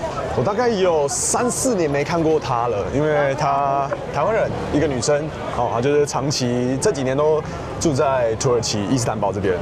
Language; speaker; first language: Chinese; native; Chinese